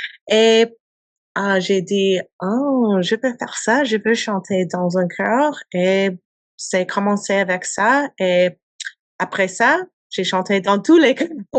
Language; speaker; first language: French; non-native, learner; English